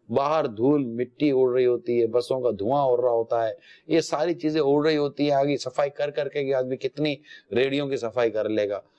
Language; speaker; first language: Urdu; native; Urdu